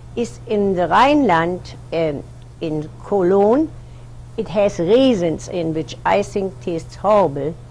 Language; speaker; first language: English; non-native, fluent; German